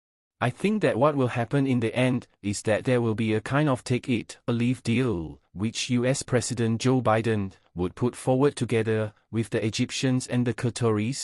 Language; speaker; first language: English; non-native, fluent; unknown